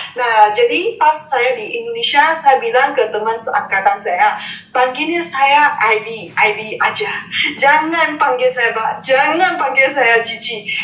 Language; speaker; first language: Indonesian; non-native, fluent; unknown